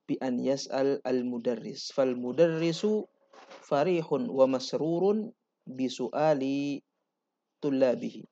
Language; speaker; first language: Arabic; non-native, fluent; Indonesian